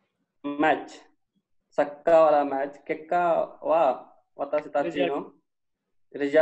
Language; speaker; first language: Japanese; non-native, learner; Hindi